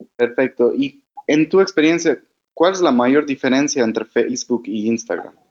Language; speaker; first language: Spanish; native; Spanish